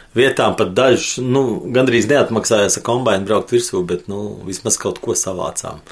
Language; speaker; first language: Latvian; native; Latvian